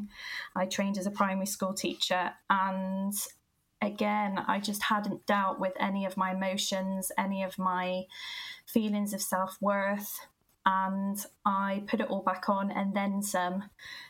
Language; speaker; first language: English; native; English